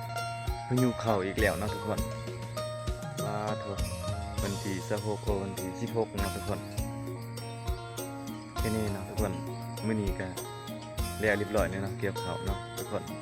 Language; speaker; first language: Thai; non-native, local second language; Northeastern Thai